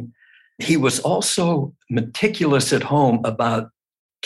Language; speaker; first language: English; native; English